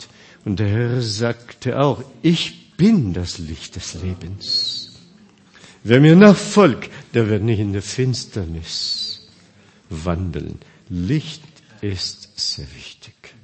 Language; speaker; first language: German; non-native, fluent; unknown